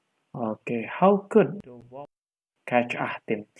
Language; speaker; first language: English; non-native, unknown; Indonesian